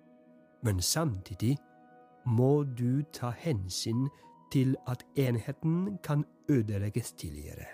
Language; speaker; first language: Norwegian; non-native, fluent; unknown